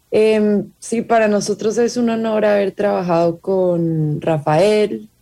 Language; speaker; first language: Spanish; native; Spanish